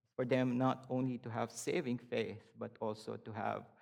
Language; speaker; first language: English; non-native, local second language; Filipino